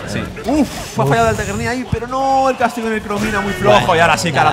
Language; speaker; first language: Spanish; native; Spanish